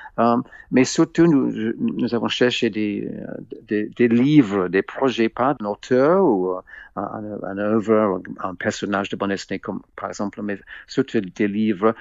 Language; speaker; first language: French; non-native, fluent; English